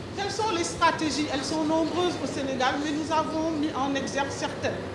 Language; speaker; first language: French; non-native, local second language; Wolof